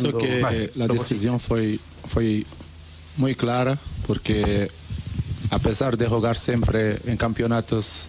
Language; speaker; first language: Spanish; non-native, learner; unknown